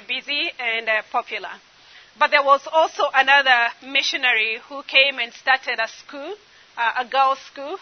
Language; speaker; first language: English; non-native, local second language; Kamba